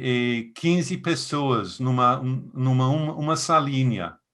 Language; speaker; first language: Portuguese; non-native, fluent; English